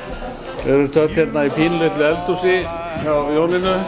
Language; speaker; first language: Icelandic; native; Icelandic